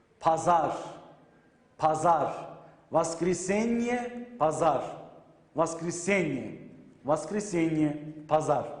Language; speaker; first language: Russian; non-native, learner; Turkish